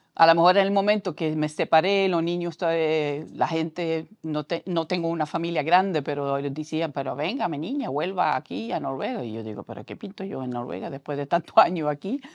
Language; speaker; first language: Spanish; non-native, fluent; Norwegian